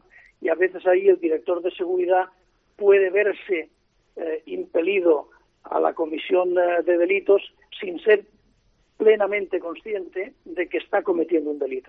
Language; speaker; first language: Spanish; native; Spanish